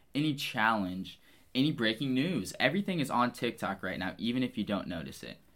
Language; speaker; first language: English; native; English